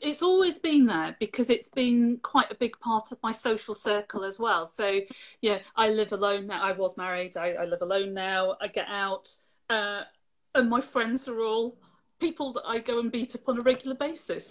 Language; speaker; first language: English; native; English